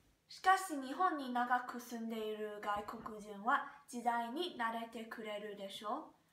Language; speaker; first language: Japanese; non-native, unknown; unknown